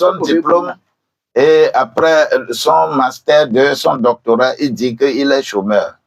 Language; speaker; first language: French; non-native, local second language; Ewe